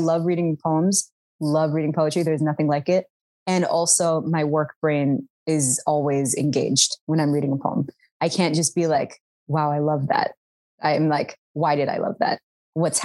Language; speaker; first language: English; early bilingual, other home language; Arabic